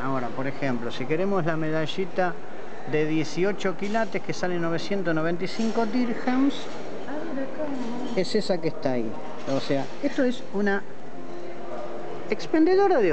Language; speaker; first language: Spanish; native; Spanish